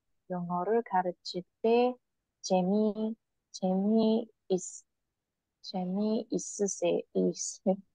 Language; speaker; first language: Korean; non-native, learner; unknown